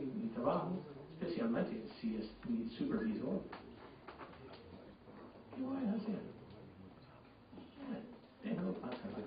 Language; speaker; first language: Spanish; non-native, fluent; English